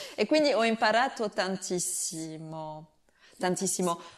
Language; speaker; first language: Italian; non-native, fluent; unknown